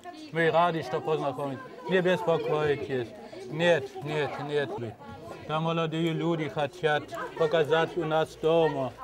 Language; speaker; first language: Russian; non-native, learner; German